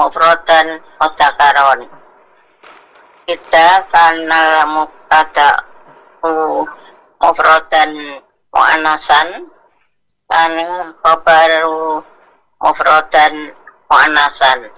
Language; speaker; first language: Arabic; non-native, learner; Indonesian